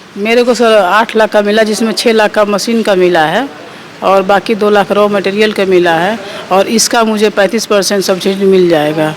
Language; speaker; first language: Hindi; native; Hindi